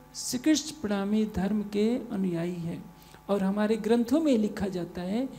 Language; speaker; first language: Hindi; native; Hindi